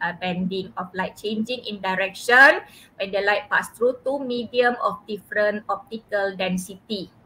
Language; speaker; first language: English; non-native, local second language; Malay